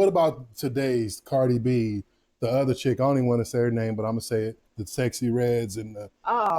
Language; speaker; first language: English; native; English